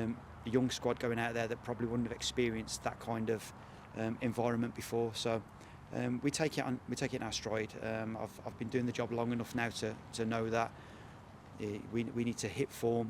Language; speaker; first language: English; native; English